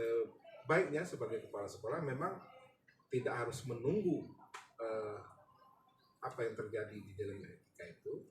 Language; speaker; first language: Indonesian; native; Indonesian